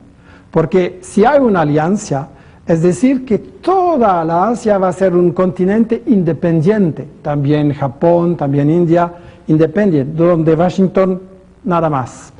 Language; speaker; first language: Spanish; non-native, fluent; French